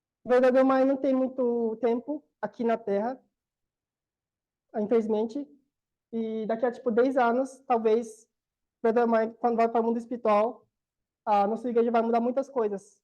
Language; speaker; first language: Portuguese; non-native, learner; Korean